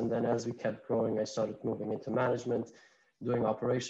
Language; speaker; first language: English; non-native, fluent; Albanian